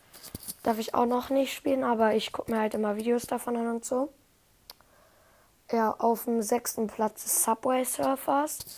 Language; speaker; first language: German; native; German